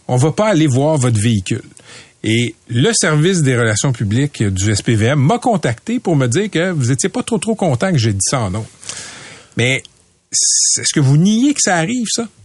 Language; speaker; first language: French; native; French